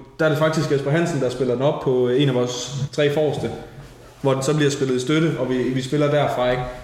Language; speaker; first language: Danish; native; Danish